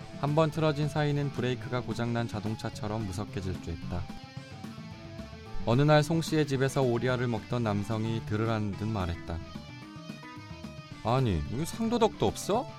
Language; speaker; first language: Korean; native; Korean